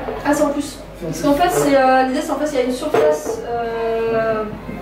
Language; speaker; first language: French; native; French